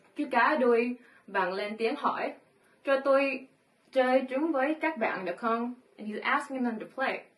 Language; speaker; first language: Vietnamese; early bilingual, heritage; Vietnamese